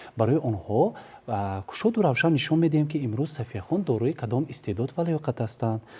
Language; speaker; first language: Tajik; native; Tajik